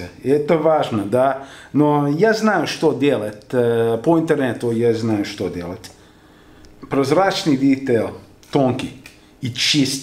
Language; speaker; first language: Russian; non-native, learner; English